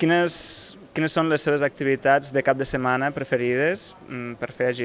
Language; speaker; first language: Catalan; native; Catalan